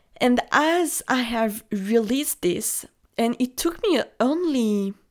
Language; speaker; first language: English; non-native, fluent; French